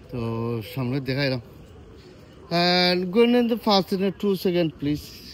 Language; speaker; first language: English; non-native, learner; Bangla